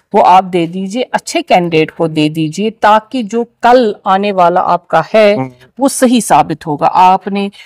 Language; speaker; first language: Hindi; non-native, local second language; Kashmiri